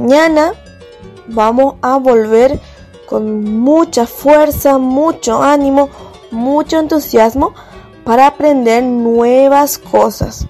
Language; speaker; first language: Spanish; native; Spanish